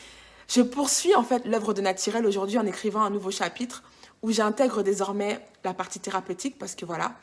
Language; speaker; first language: French; native; French